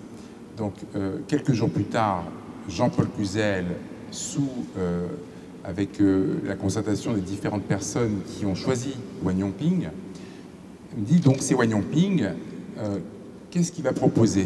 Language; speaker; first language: French; native; French